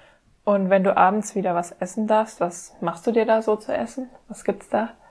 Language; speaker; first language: German; native; German